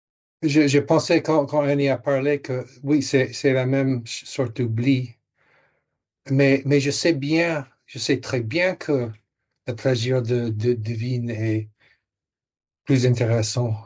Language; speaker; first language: French; non-native, fluent; English